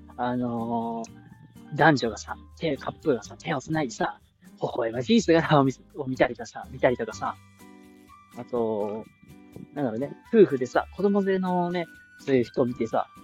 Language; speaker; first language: Japanese; native; Japanese